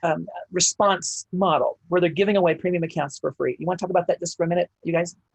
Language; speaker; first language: English; native; English